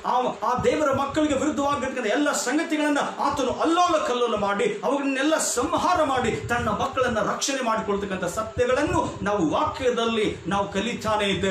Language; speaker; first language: Kannada; native; Kannada